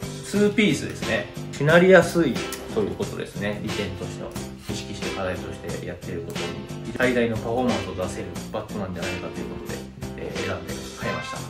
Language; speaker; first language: Japanese; native; Japanese